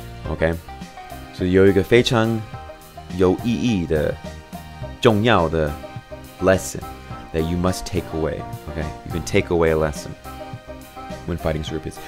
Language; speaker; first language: English; native; English